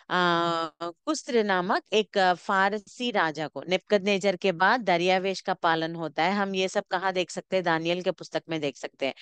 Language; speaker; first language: Hindi; non-native, local second language; Telugu